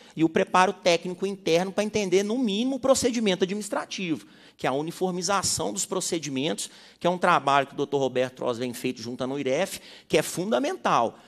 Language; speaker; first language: Portuguese; native; Portuguese